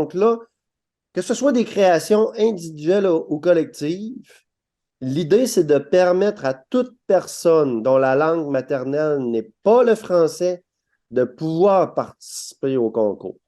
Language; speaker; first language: French; native; French